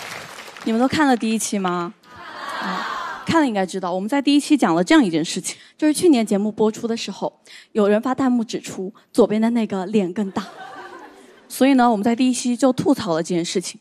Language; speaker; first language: Chinese; native; Chinese